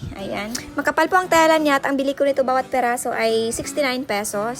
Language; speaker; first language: Filipino; non-native, local second language; Cebuano